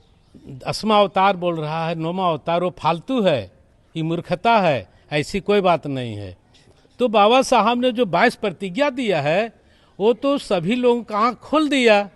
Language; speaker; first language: Hindi; native; Hindi